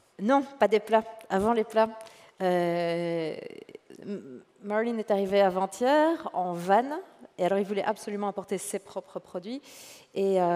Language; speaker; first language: French; native; French